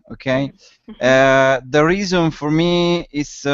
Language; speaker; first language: English; non-native, learner; Italian